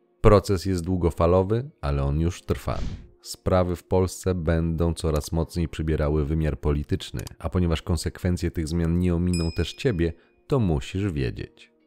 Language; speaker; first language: Polish; native; Polish